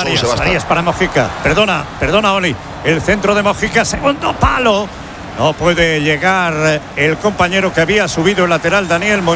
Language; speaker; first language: Spanish; native; Spanish